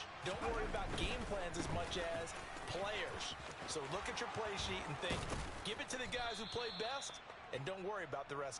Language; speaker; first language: English; native; English